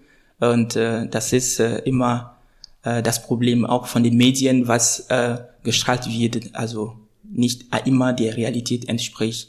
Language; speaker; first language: German; non-native, fluent; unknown